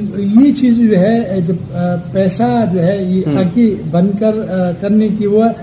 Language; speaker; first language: Urdu; non-native, local second language; Pashto